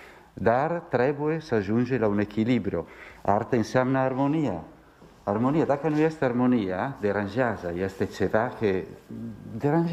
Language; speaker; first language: Romanian; non-native, learner; Italian